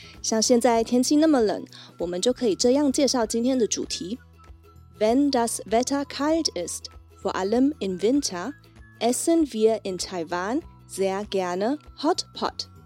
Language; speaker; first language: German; non-native, fluent; Chinese